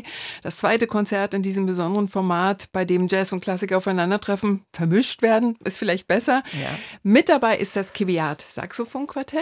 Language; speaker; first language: German; native; German